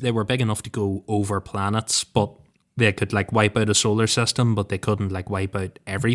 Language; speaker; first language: English; native; English